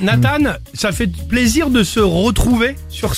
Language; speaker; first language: French; native; French